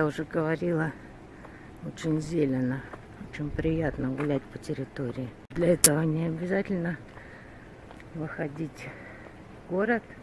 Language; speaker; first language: Russian; native; Russian